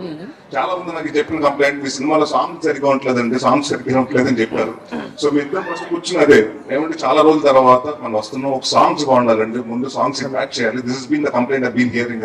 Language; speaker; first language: Telugu; native; Telugu